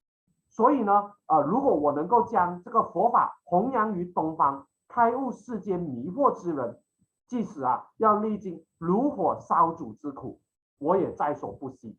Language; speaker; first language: Chinese; native; Chinese